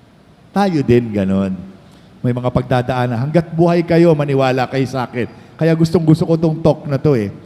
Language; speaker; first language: Filipino; native; Filipino